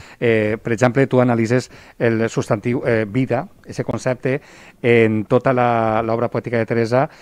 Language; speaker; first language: Catalan; native; Catalan